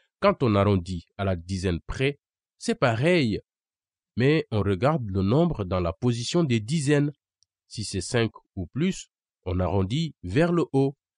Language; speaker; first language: French; non-native, local second language; Wolof